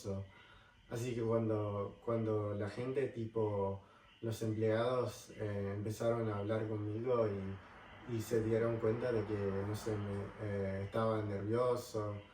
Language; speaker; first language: Spanish; non-native, fluent; English